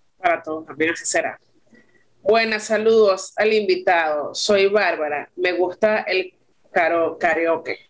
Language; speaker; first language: Spanish; native; Spanish